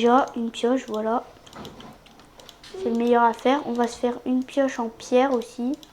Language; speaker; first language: French; native; French